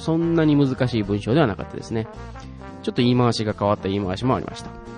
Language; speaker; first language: Japanese; native; Japanese